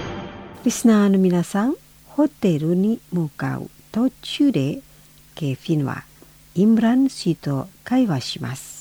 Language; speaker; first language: Japanese; non-native, fluent; Indonesian